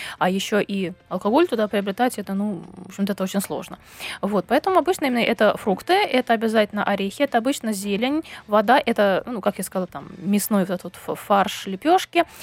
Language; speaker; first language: Russian; native; Russian